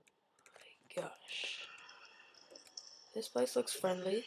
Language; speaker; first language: English; native; English